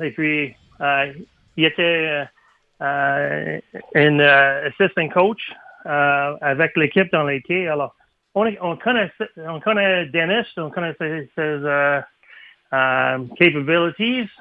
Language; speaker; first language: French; non-native, learner; English